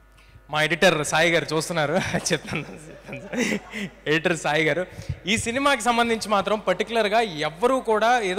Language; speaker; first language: Telugu; native; Telugu